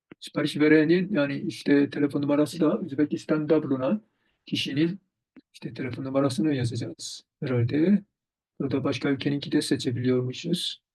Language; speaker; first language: Turkish; non-native, fluent; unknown